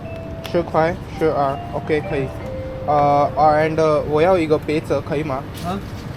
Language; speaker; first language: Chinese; non-native, learner; Hindi